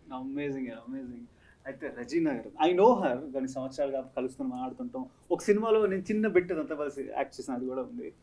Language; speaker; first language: Telugu; native; Telugu